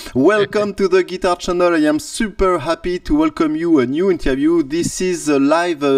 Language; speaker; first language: English; non-native, fluent; French